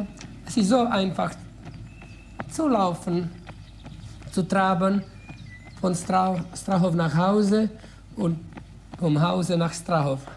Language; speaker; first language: German; non-native, fluent; Czech